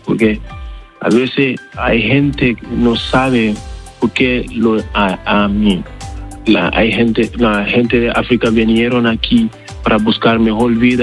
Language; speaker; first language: Spanish; non-native, learner; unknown